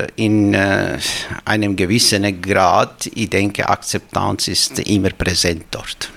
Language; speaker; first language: German; non-native, fluent; Albanian